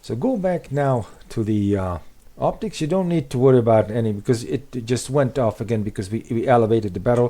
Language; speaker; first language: English; non-native, fluent; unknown